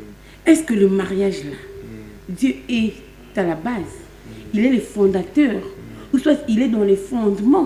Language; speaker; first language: French; non-native, local second language; Lingala